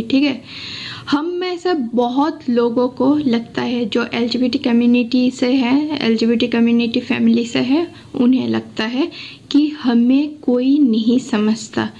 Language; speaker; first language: Hindi; non-native, local second language; Assamese